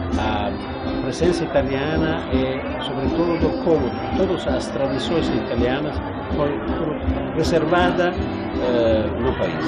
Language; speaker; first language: Portuguese; non-native, fluent; Italian